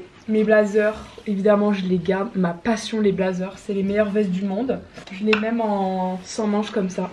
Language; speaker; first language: French; native; French